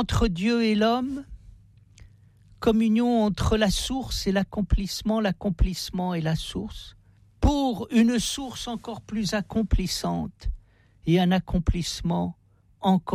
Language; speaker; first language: French; native; French